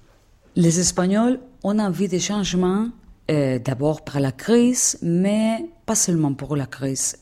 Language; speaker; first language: French; non-native, fluent; Spanish